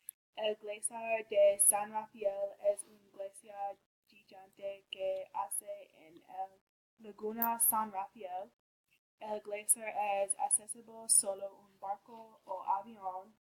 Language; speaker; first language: Spanish; non-native, learner; English